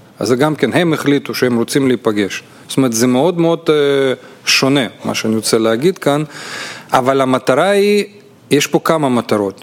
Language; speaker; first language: Hebrew; non-native, fluent; Russian